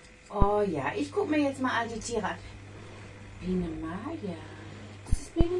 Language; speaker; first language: German; native; German